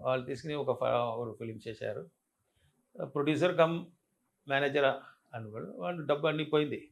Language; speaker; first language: Telugu; non-native, learner; Tamil